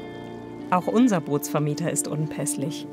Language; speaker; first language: German; native; German